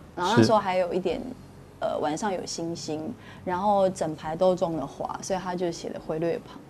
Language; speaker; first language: Chinese; non-native, local second language; Min Nan Chinese